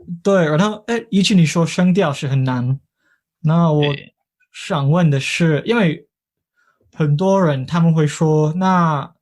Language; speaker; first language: Chinese; non-native, fluent; English